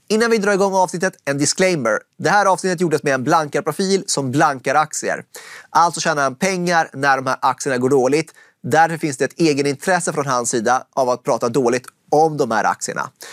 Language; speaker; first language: Swedish; native; Swedish